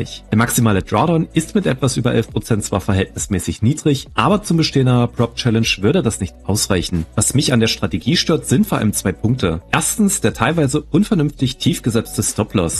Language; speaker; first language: German; native; German